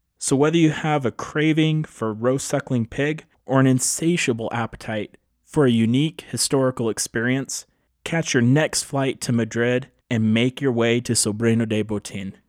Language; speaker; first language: English; native; English